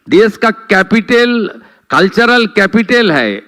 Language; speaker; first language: Hindi; non-native, local second language; Bangla